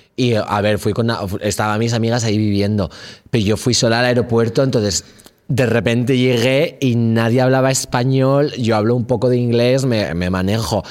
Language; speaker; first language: Spanish; native; Spanish